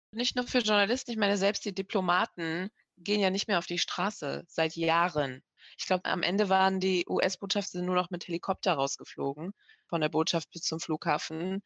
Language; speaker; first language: German; early bilingual, other home language; Persian